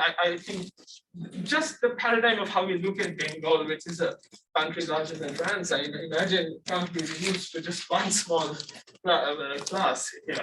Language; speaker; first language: English; non-native, local second language; Bangla